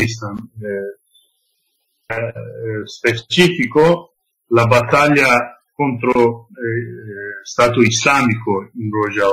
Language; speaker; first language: Italian; non-native, learner; Kurdish